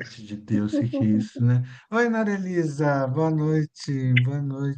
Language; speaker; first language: Portuguese; native; Portuguese